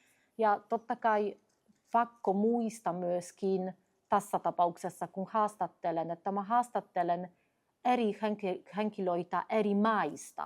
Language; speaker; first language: Finnish; non-native, fluent; Polish